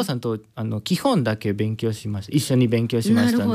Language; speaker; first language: Japanese; non-native, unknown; Spanish